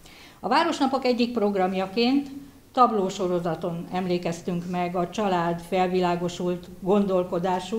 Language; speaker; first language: Hungarian; native; Hungarian